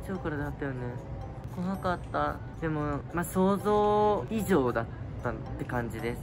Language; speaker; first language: Japanese; native; Japanese